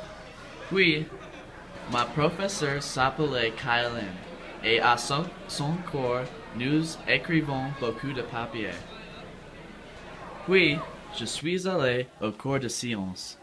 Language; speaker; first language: French; non-native, learner; English